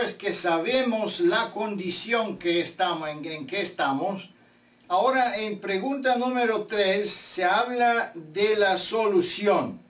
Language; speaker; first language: Spanish; non-native, fluent; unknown